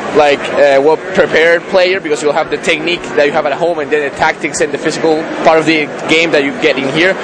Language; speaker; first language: English; non-native, fluent; Spanish